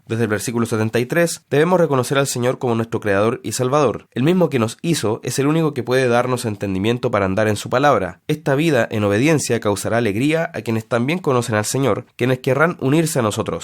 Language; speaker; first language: Spanish; native; Spanish